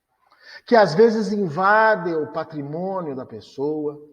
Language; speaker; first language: Portuguese; native; Portuguese